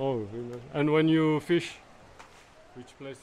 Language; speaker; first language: English; non-native, learner; French